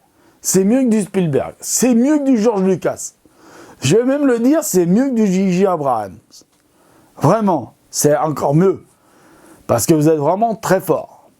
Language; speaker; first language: French; native; French